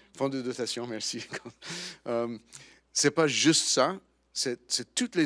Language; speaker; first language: French; non-native, fluent; English